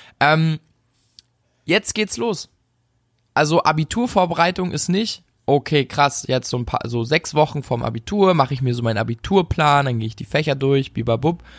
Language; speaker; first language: German; native; German